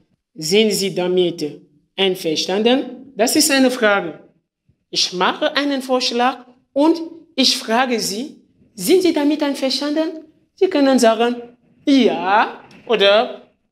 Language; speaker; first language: German; non-native, fluent; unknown